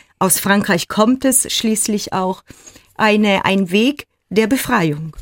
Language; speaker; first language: German; non-native, fluent; Italian